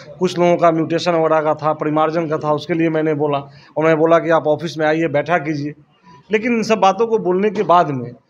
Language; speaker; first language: Hindi; native; Hindi